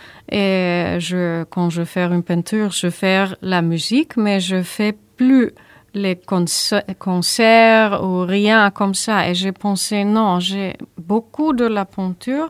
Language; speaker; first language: French; non-native, learner; German